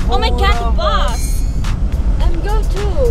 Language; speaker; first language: English; non-native, learner; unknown